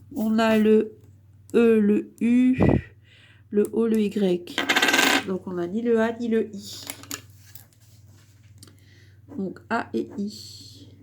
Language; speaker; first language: French; native; French